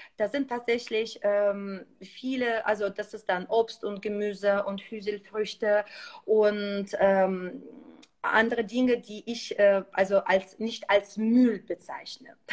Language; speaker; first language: German; non-native, fluent; Russian